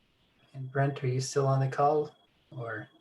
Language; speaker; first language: English; native; English